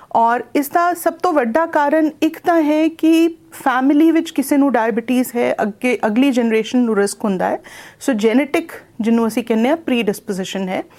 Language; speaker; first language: Punjabi; non-native, local second language; Hindi